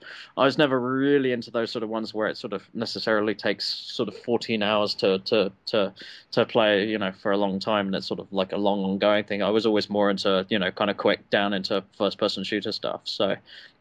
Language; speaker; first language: English; native; English